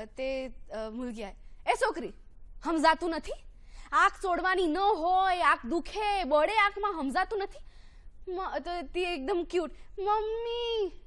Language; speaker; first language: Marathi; non-native, local second language; Gujarati